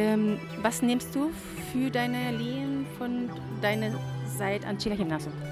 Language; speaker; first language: German; non-native, learner; Spanish